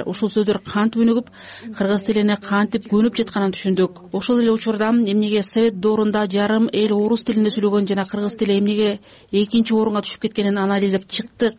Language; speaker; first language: Kyrgyz; native; Kyrgyz